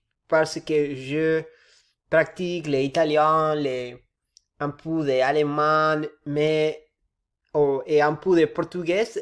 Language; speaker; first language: French; non-native, learner; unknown